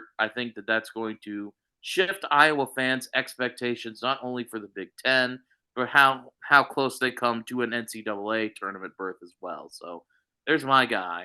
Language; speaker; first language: English; native; English